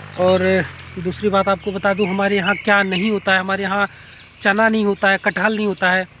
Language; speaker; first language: Hindi; native; Hindi